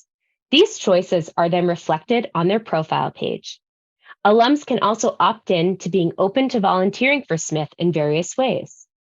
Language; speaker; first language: English; native; English